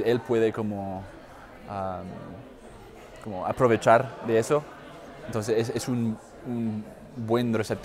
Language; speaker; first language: Spanish; non-native, fluent; English